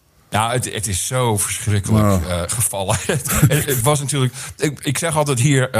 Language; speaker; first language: Dutch; early bilingual, heritage; Dutch